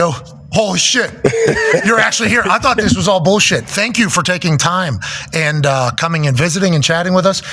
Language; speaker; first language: English; native; English